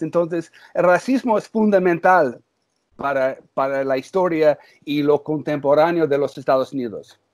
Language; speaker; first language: Spanish; early bilingual, heritage; English